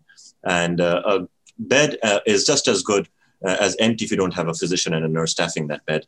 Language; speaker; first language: English; non-native, local second language; Bangla